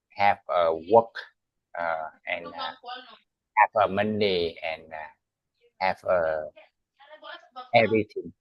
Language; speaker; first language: English; non-native, learner; Vietnamese